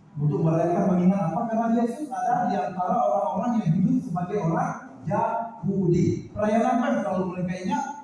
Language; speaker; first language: Indonesian; native; Indonesian